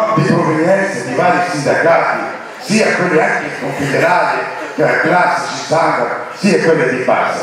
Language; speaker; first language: Italian; non-native, fluent; Arabic